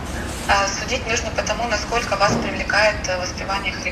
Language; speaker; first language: Russian; native; Russian